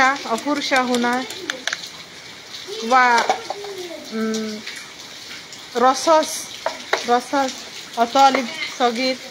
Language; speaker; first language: Arabic; non-native, learner; Bangla